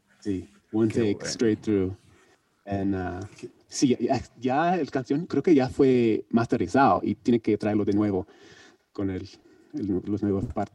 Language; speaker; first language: Spanish; non-native, learner; English